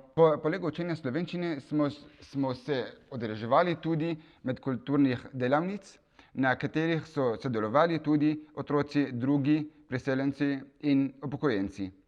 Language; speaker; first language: Slovenian; non-native, fluent; Kurdish